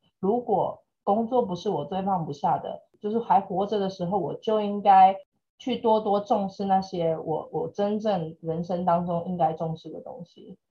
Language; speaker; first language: Chinese; native; Chinese